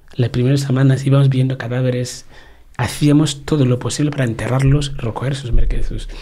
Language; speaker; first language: Spanish; non-native, fluent; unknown